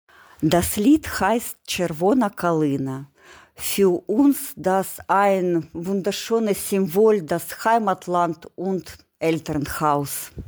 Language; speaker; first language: German; non-native, learner; Ukrainian